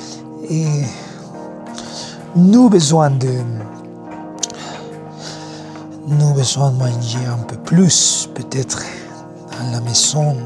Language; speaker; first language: French; non-native, learner; Spanish